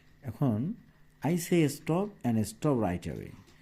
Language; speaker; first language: English; non-native, local second language; Bangla